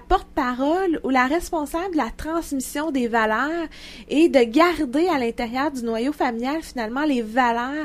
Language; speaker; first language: French; native; French